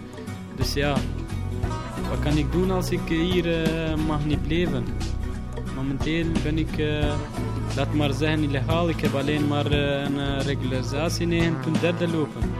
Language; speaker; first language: Dutch; non-native, learner; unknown